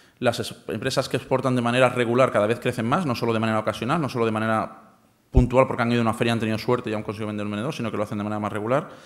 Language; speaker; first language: Spanish; native; Spanish